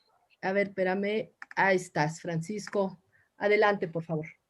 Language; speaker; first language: Spanish; native; Spanish